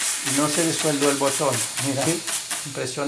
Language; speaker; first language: Spanish; non-native, fluent; French